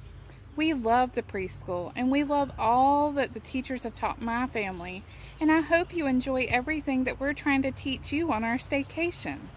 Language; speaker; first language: English; native; English